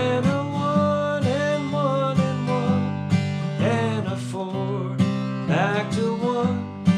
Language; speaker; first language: English; native; English